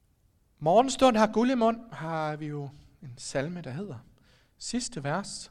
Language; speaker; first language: Danish; native; Danish